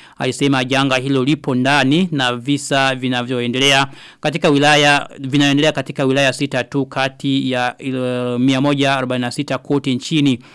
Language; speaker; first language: Swahili; non-native, local second language; Rundi